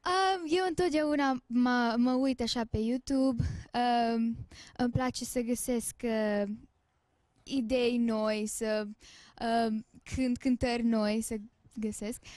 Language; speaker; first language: Romanian; early bilingual, heritage; Romanian